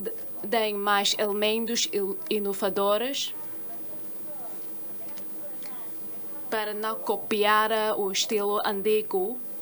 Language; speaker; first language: Portuguese; non-native, fluent; Chinese